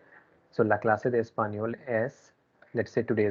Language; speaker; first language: Spanish; non-native, learner; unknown